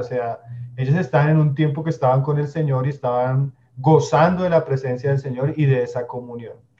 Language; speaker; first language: Spanish; native; Spanish